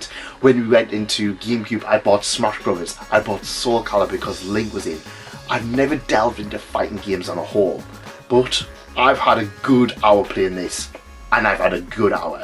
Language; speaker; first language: English; native; English